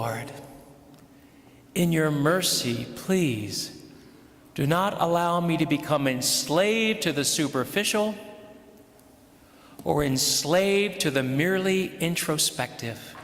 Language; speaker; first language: English; native; English